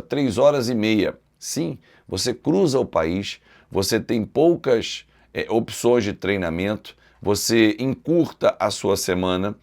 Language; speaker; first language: Portuguese; native; Portuguese